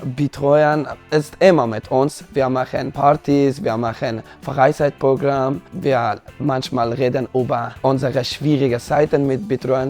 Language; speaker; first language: German; non-native, learner; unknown